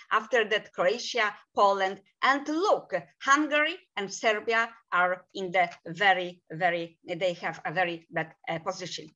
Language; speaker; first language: English; non-native, fluent; Polish